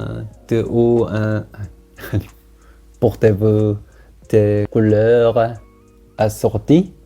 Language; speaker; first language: French; non-native, learner; Korean